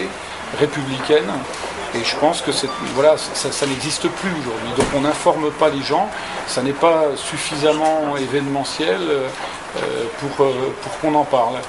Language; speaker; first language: French; native; French